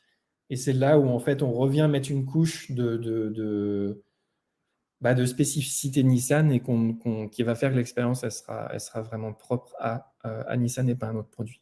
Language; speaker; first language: French; native; French